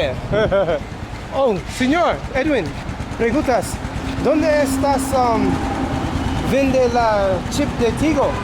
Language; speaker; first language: Spanish; non-native, learner; English